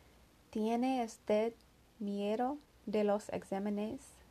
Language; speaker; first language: Spanish; non-native, learner; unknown